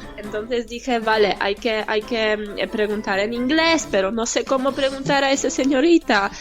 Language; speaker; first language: Spanish; non-native, fluent; Polish